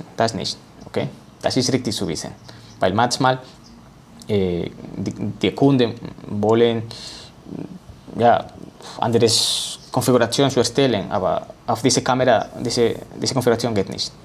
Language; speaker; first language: German; non-native, learner; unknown